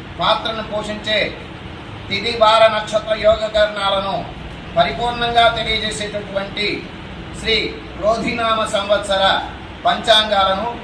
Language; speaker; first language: Telugu; native; Telugu